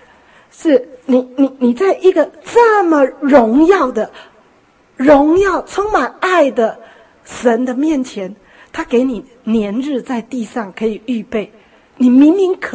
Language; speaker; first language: Chinese; native; Chinese